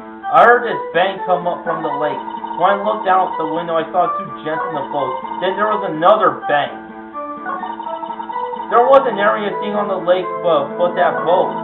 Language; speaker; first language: English; native; English